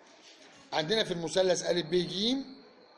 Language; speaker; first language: Arabic; native; Arabic